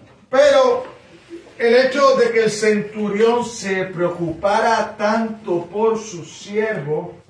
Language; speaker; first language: Spanish; native; Spanish